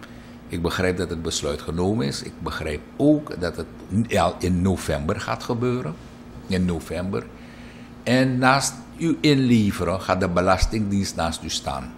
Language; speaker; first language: Dutch; native; Dutch